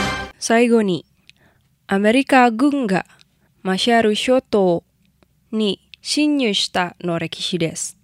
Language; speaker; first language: Japanese; non-native, fluent; Indonesian